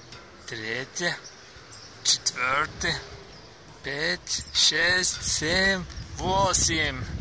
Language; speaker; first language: Russian; non-native, learner; Turkish